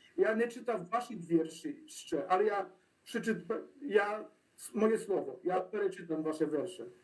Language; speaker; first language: Polish; non-native, learner; Ukrainian